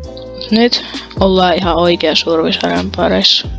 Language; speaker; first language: Finnish; native; Finnish